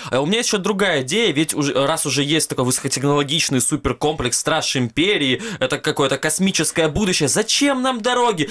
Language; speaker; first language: Russian; native; Russian